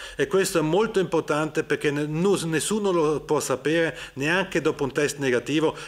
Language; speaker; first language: Italian; non-native, local second language; German